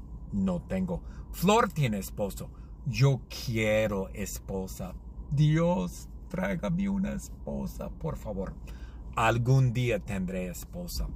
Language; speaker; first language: Spanish; non-native, learner; English